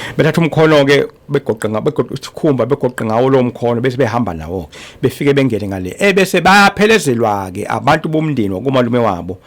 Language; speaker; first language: Zulu; native; Zulu